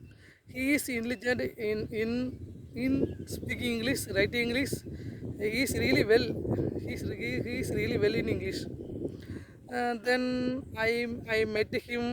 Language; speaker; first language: English; non-native, learner; Tamil